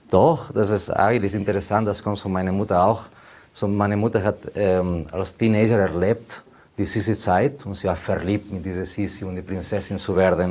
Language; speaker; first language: German; non-native, learner; Spanish